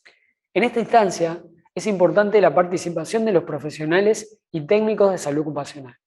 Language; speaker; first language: Spanish; native; Spanish